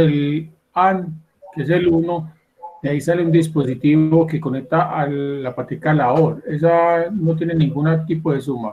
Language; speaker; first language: Spanish; native; Spanish